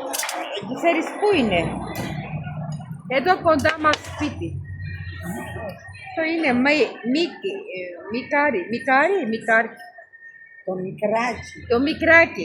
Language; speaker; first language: Greek; non-native, learner; Armenian